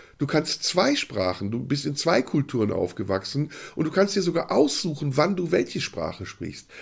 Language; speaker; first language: German; early bilingual, other home language; Turkish